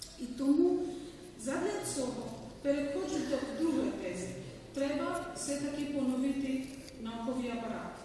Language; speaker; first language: Ukrainian; non-native, fluent; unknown